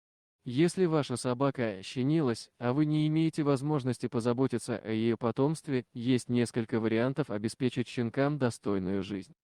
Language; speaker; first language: Russian; native; Russian